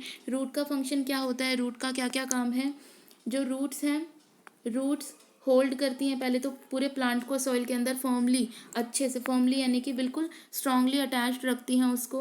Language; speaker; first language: Hindi; native; Hindi